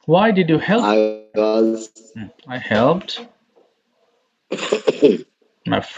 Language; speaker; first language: English; non-native, fluent; Bangla